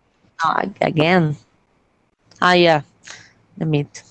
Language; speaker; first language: English; non-native, learner; Spanish